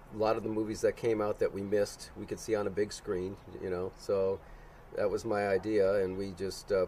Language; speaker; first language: English; native; English